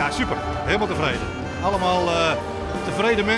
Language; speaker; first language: Dutch; native; Dutch